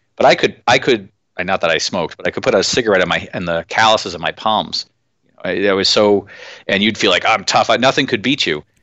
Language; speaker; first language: English; native; English